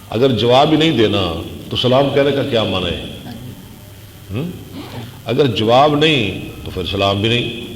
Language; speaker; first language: Urdu; non-native, local second language; Punjabi